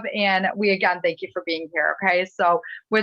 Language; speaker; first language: English; native; English